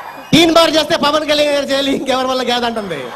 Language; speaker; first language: Telugu; native; Telugu